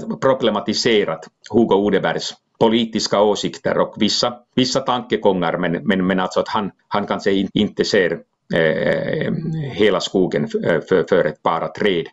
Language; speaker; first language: Swedish; non-native, local second language; Finnish